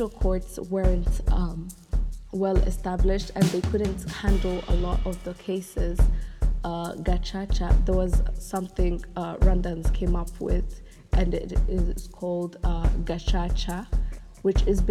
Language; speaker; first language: English; non-native, local second language; Kinyarwanda